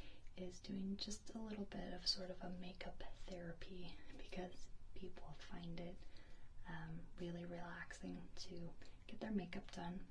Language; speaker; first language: English; native; English